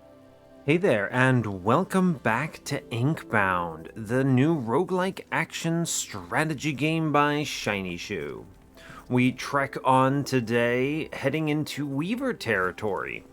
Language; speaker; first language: English; native; English